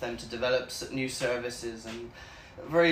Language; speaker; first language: English; native; English